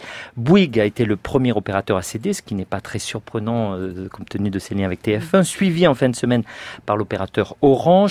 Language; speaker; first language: French; native; French